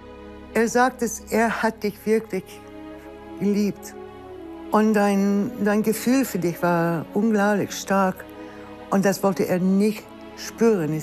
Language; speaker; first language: German; non-native, learner; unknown